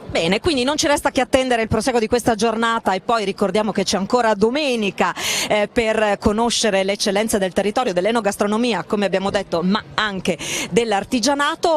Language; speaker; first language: Italian; native; Italian